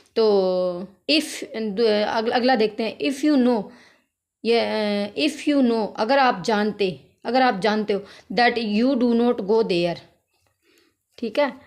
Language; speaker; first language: Hindi; native; Hindi